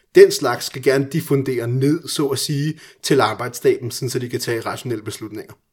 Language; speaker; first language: Danish; early bilingual, other home language; Persian